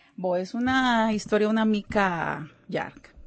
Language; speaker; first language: Catalan; non-native, learner; Spanish